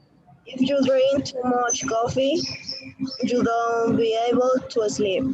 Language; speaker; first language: English; non-native, learner; Spanish